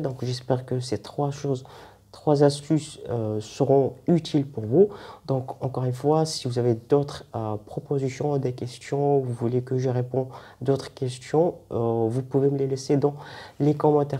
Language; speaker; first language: French; non-native, fluent; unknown